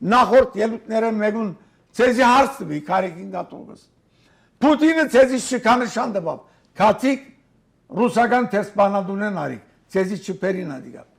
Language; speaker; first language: Armenian; early bilingual, heritage; Armenian